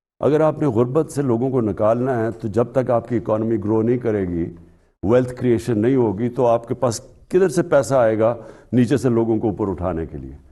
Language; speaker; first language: Urdu; native; Urdu